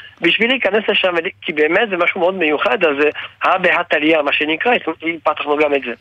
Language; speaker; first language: Hebrew; non-native, fluent; French